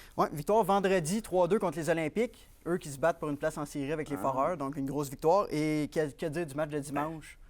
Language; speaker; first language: French; native; French